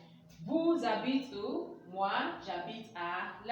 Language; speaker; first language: French; non-native, fluent; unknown